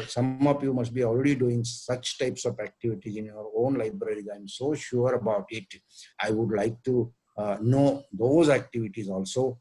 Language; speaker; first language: English; non-native, local second language; Marathi